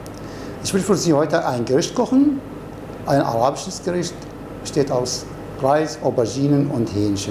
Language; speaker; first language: German; non-native, fluent; Arabic